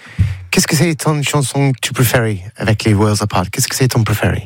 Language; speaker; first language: French; non-native, learner; English